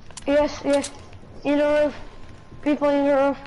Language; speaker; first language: English; non-native, learner; Slovak